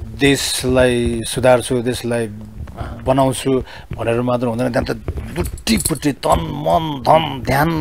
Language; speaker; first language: Nepali; early bilingual, heritage; Nepali